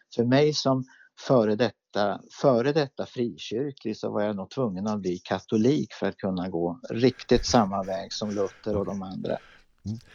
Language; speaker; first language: Swedish; native; Swedish